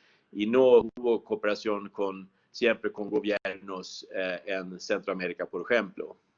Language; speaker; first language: Spanish; non-native, fluent; Swedish